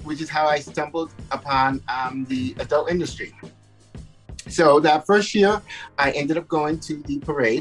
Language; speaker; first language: English; early bilingual, other home language; Spanish